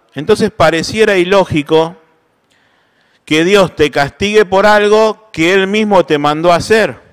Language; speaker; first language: Spanish; native; Spanish